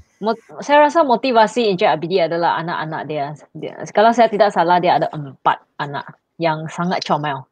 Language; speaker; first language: Malay; non-native, local second language; Chinese